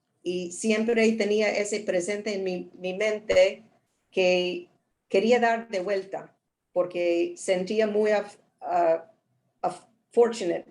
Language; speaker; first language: Spanish; non-native, learner; English